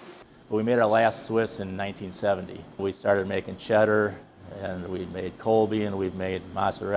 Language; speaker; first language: English; native; English